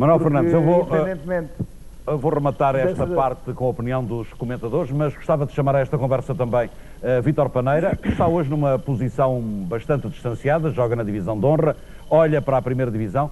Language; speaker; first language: Portuguese; native; Portuguese